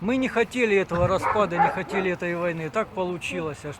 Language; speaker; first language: Russian; native; Russian